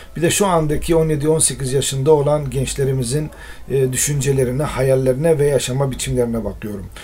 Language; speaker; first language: Turkish; non-native, local second language; Arabic